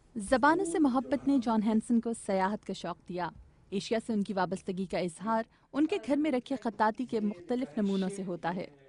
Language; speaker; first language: Urdu; native; Urdu